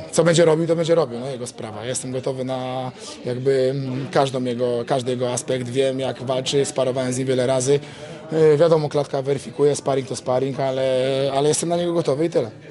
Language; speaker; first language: Polish; native; Polish